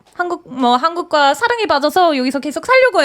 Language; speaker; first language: Korean; non-native, fluent; English